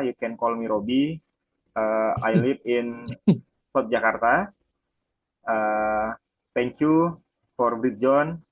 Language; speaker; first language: English; non-native, learner; Indonesian